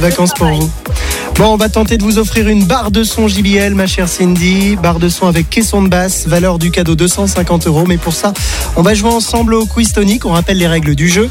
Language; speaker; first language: French; native; French